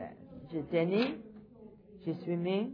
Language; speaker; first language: French; non-native, learner; English